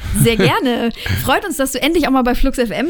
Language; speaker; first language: German; native; German